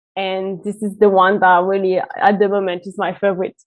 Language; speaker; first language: English; non-native, fluent; French